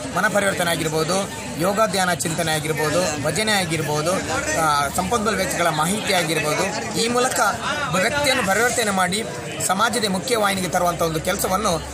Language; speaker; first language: Kannada; native; Kannada